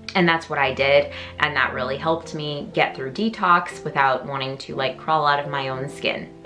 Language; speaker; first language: English; native; English